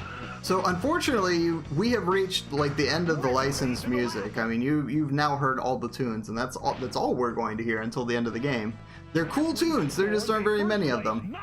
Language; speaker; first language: English; native; English